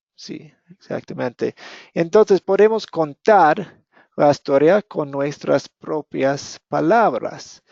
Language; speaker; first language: Spanish; non-native, fluent; English